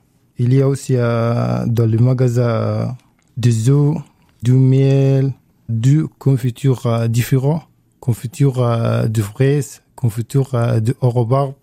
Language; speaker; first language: French; non-native, learner; Arabic